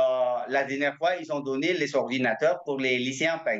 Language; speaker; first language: French; non-native, fluent; Indonesian